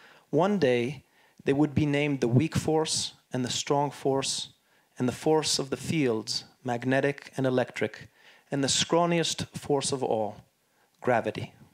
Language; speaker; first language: English; early bilingual, other home language; Hebrew